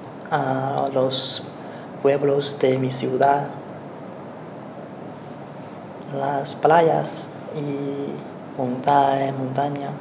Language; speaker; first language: Spanish; non-native, learner; Chinese